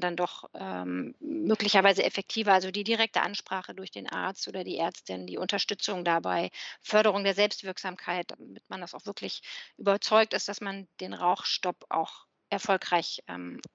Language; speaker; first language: German; native; German